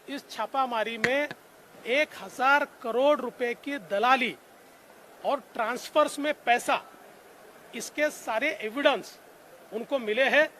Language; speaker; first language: Hindi; non-native, local second language; Marathi